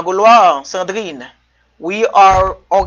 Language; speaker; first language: English; non-native, fluent; Haitian Creole